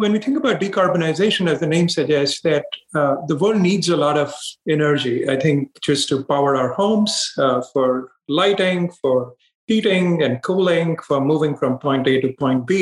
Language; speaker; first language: English; non-native, local second language; Hindi